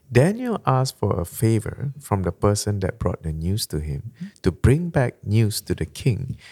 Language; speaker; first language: English; non-native, local second language; Malay